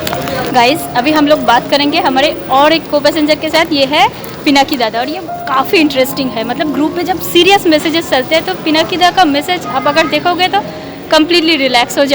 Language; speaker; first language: Hindi; non-native, local second language; Bangla